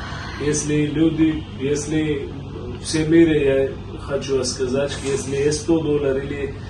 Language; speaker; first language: Russian; non-native, learner; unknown